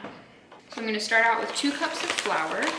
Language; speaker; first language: English; native; English